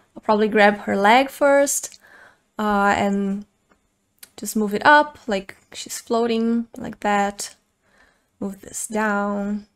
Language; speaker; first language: English; non-native, fluent; Portuguese